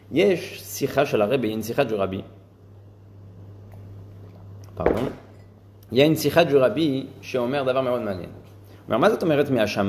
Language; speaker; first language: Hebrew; non-native, fluent; French